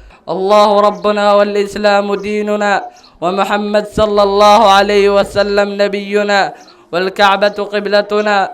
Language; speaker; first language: Arabic; non-native, learner; Somali